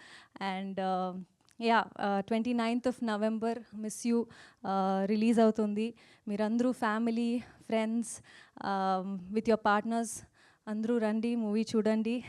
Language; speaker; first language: Telugu; non-native, local second language; Kannada